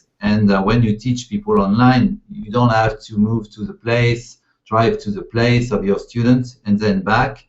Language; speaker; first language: English; non-native, fluent; French